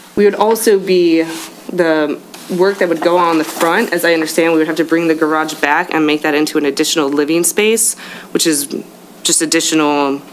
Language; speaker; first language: English; native; English